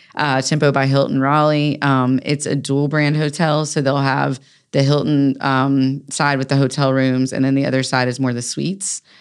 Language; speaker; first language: English; native; English